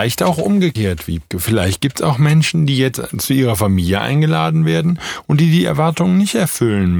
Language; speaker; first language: German; native; German